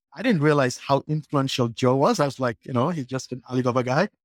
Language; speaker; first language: English; non-native, local second language; Bangla